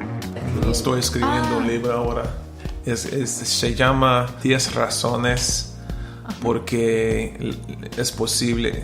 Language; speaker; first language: Spanish; non-native, learner; English